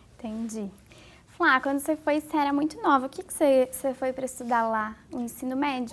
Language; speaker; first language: Portuguese; native; Portuguese